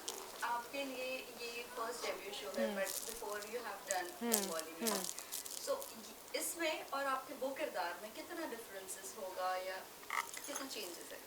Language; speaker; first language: Hindi; native; Hindi